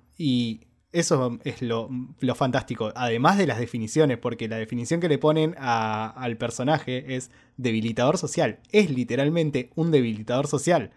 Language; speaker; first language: Spanish; native; Spanish